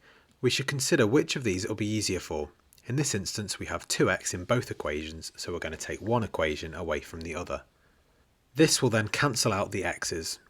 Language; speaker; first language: English; native; English